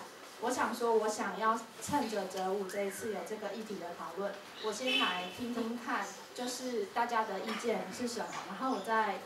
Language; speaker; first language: Chinese; native; Chinese